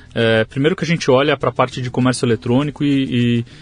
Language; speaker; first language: Portuguese; native; Portuguese